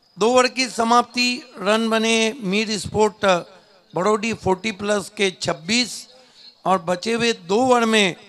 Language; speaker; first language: Hindi; non-native, local second language; Marathi